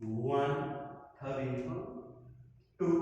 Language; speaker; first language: Vietnamese; non-native, learner; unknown